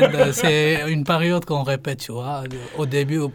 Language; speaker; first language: French; non-native, fluent; Hindi